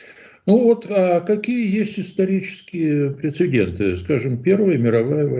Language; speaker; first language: Russian; native; Russian